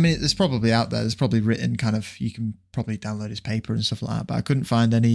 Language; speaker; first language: English; native; English